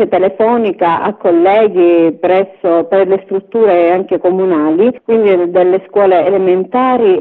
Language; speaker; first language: Italian; native; Italian